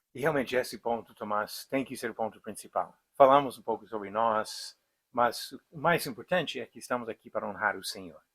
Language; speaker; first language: Portuguese; non-native, fluent; English